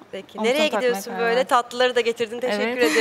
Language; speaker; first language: Turkish; native; Turkish